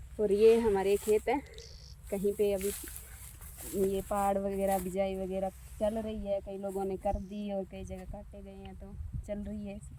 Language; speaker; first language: Hindi; native; Hindi